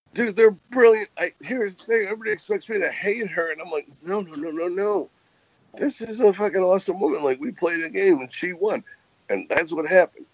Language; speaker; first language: English; native; English